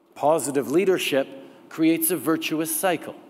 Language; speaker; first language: English; early bilingual, other home language; French